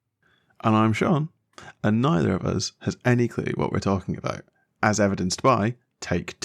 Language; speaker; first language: English; native; English